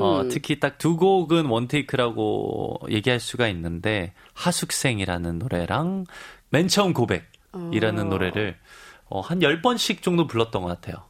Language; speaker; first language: Korean; early bilingual, heritage; Korean